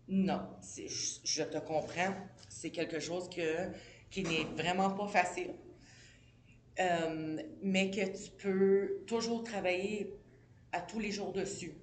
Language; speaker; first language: French; native; French